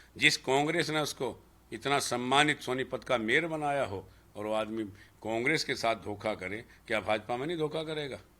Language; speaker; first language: Hindi; native; Hindi